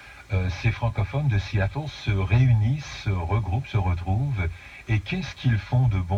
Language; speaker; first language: French; native; French